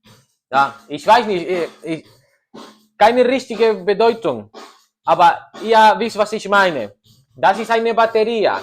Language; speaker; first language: German; non-native, learner; Spanish